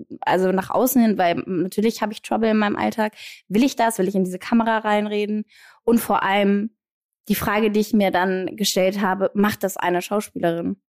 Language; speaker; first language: German; early bilingual, other home language; Greek